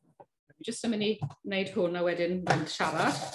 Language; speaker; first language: Welsh; native; Welsh